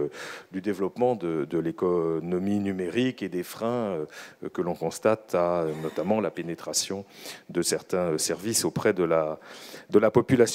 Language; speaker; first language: French; native; French